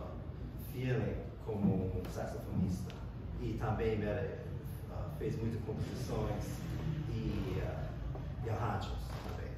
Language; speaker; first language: Portuguese; non-native, fluent; English